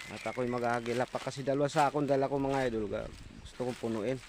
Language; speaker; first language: Filipino; native; Filipino